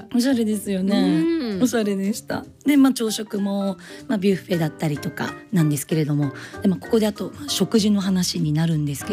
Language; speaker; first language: Japanese; native; Japanese